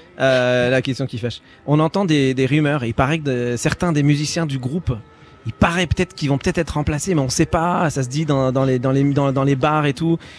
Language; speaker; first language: French; native; French